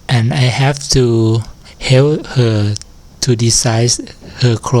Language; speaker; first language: English; non-native, learner; Thai